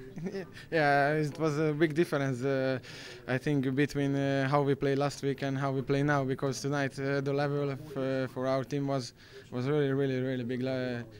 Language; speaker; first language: English; non-native, learner; Hungarian